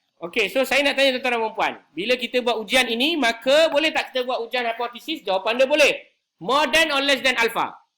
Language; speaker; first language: Malay; native; Malay